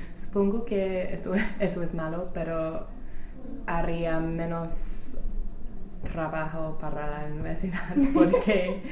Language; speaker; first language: Spanish; non-native, fluent; English